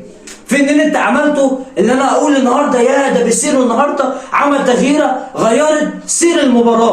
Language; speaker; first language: Arabic; native; Arabic